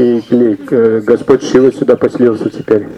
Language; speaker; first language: Russian; native; Russian